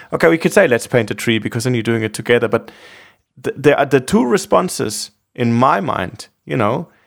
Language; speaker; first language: English; non-native, fluent; German